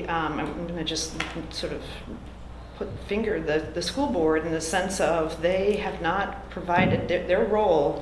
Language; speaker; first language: English; native; English